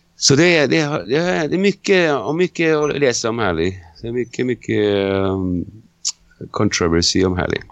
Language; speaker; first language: Swedish; non-native, fluent; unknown